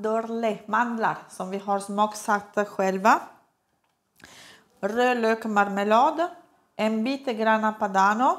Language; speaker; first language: Swedish; non-native, fluent; Italian